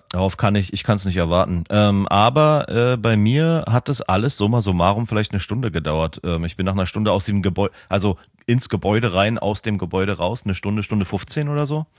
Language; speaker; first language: German; native; German